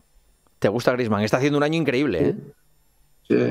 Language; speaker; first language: Spanish; native; Spanish